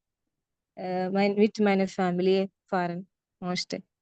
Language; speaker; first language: German; non-native, learner; Malayalam